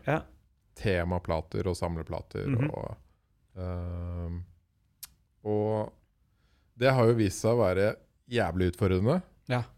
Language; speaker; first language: Norwegian; native; Norwegian